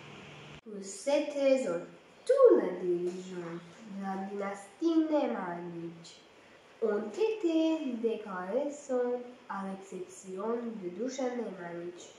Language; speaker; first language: French; non-native, learner; Serbian